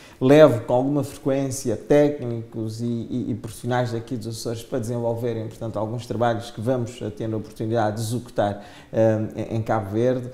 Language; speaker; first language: Portuguese; non-native, local second language; Kabuverdianu